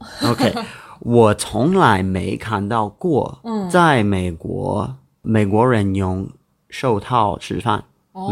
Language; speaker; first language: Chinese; non-native, learner; English